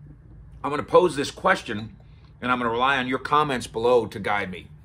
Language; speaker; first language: English; native; English